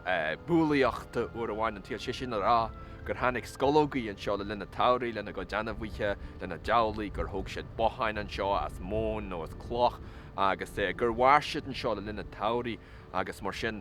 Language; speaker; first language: Irish; non-native, local second language; English